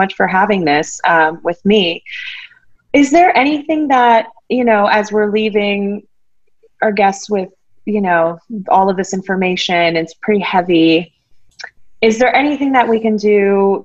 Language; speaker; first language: English; native; English